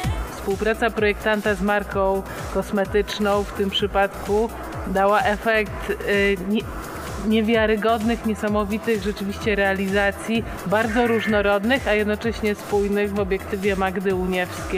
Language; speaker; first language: Polish; native; Polish